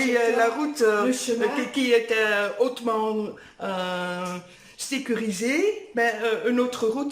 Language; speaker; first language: French; non-native, fluent; Dutch